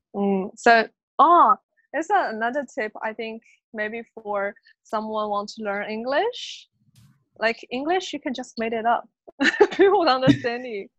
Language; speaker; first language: English; non-native, fluent; Chinese